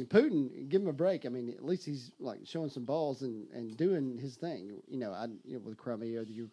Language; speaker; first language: English; native; English